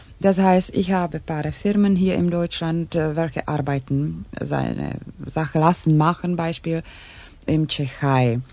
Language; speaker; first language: German; non-native, learner; Czech